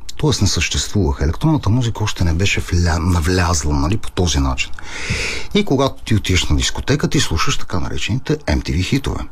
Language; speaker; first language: Bulgarian; non-native, fluent; Italian